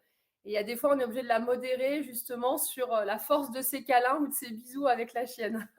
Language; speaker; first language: French; native; French